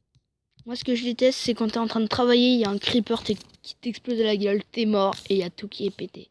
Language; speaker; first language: French; native; French